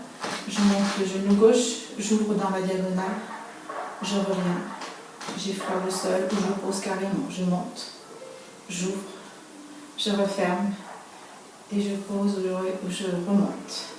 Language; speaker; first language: French; native; French